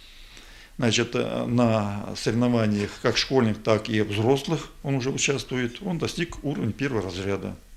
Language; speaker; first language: Russian; native; Russian